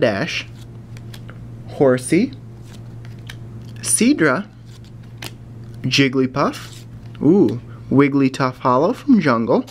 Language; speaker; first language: English; native; English